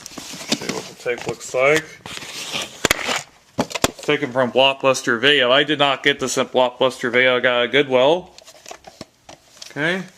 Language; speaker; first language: English; native; English